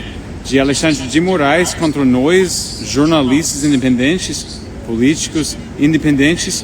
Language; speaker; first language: Portuguese; non-native, fluent; English